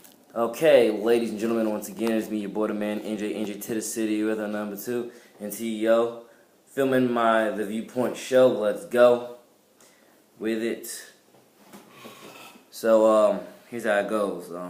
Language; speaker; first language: English; native; English